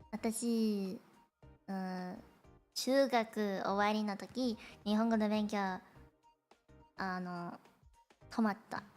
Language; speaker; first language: Japanese; non-native, learner; Cantonese